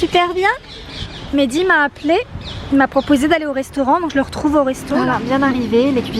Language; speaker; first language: French; native; French